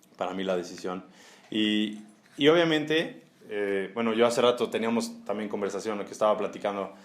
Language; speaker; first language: Spanish; native; Spanish